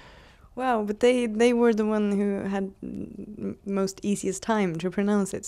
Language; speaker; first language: English; non-native, fluent; Swedish